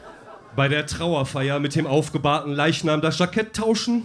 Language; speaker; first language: German; native; German